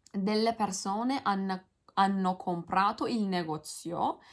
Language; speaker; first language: Italian; non-native, learner; Turkish